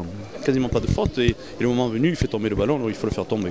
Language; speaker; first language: French; native; French